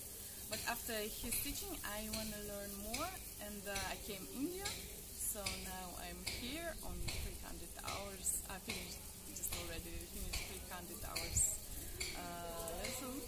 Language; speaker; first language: English; non-native, learner; Russian